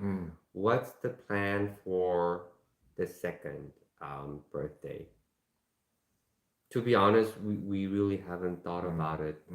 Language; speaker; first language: English; non-native, fluent; Korean